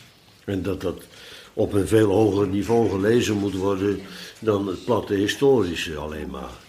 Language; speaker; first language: Dutch; native; Dutch